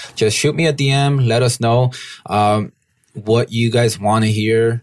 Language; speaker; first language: English; early bilingual, other home language; Spanish